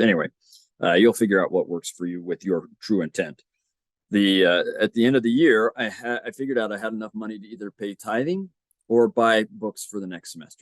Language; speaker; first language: English; native; English